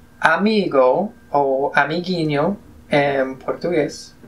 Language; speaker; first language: Portuguese; non-native, fluent; Spanish